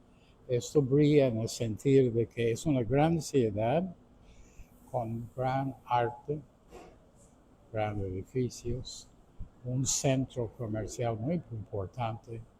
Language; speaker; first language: Spanish; non-native, fluent; English